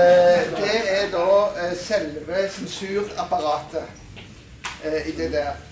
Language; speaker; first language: Norwegian; native; Norwegian